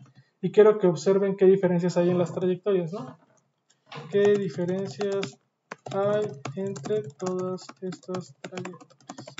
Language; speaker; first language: Spanish; native; Spanish